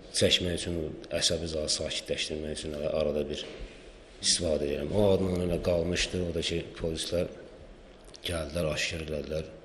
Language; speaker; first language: Azerbaijani; native; Azerbaijani